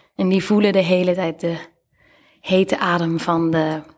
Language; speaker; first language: English; native; English